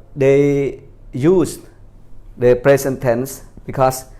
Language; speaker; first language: English; non-native, fluent; Khmer